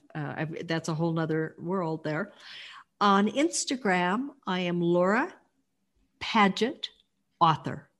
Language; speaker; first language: English; native; English